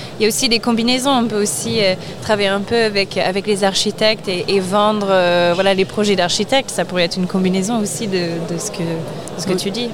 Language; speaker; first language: French; non-native, fluent; English